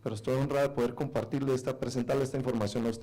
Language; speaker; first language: Spanish; native; Spanish